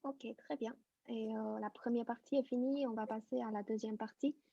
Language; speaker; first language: French; non-native, fluent; Chinese